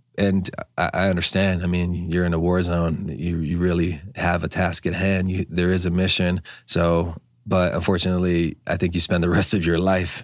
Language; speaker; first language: English; early bilingual, other home language; Spanish